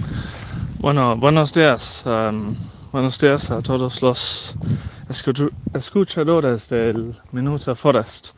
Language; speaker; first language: Spanish; non-native, fluent; English